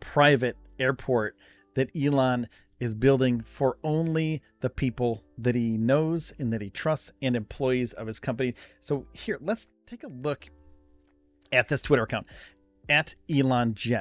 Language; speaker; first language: English; native; English